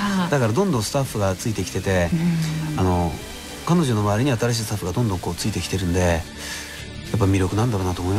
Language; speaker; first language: Japanese; native; Japanese